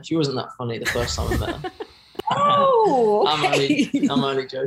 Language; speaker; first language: English; native; English